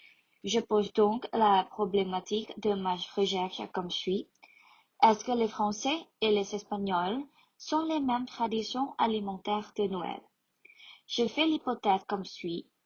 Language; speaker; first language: French; non-native, learner; Thai